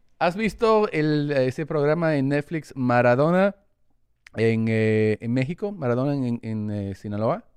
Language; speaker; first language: Spanish; early bilingual, heritage; English